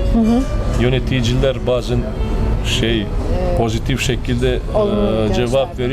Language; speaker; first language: Turkish; non-native, fluent; Serbian